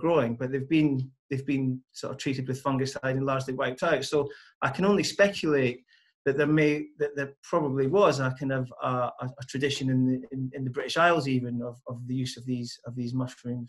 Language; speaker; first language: English; native; English